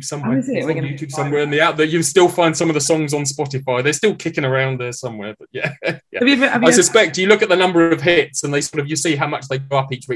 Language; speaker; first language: English; native; English